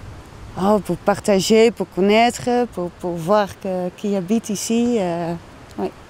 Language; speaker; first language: French; non-native, learner; Dutch